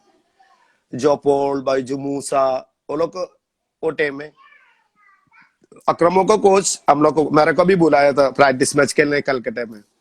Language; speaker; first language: Hindi; non-native, local second language; Malayalam